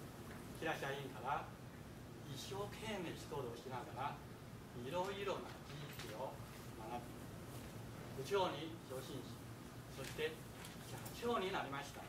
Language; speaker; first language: Japanese; non-native, fluent; Chinese